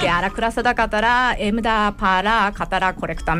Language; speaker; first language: Catalan; non-native, learner; Japanese